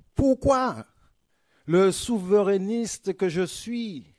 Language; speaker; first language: French; native; French